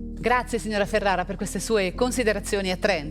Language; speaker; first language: Italian; native; Italian